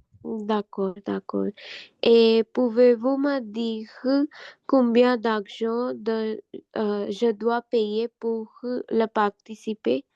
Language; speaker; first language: French; non-native, learner; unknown